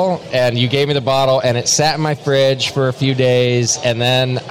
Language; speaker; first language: English; native; English